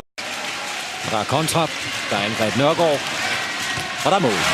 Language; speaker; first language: Danish; native; Danish